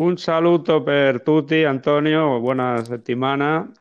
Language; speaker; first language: Italian; non-native, fluent; Spanish